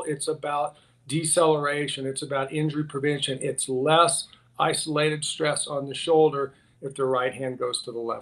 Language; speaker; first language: English; native; English